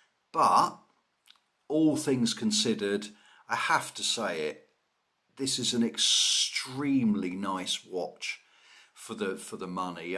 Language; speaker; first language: English; native; English